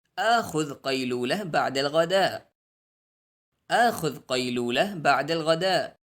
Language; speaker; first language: Arabic; non-native, fluent; Urdu